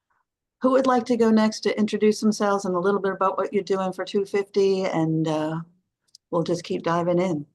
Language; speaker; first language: English; native; English